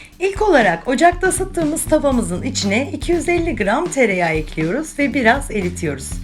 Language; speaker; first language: Turkish; native; Turkish